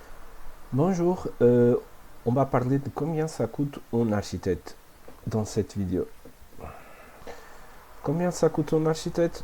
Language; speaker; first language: French; non-native, fluent; Portuguese